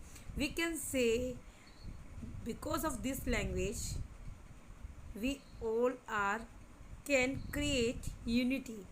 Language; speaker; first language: English; non-native, local second language; Hindi